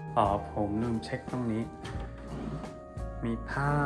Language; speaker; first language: Thai; non-native, fluent; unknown